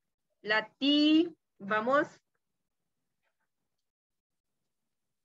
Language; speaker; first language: Spanish; native; Spanish